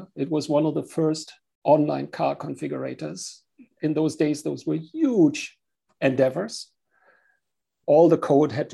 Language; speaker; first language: English; non-native, fluent; German